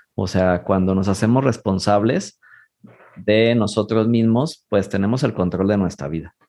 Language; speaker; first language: Spanish; native; Spanish